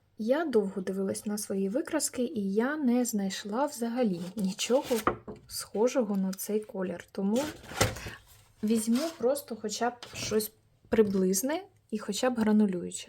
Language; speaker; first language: Ukrainian; native; Ukrainian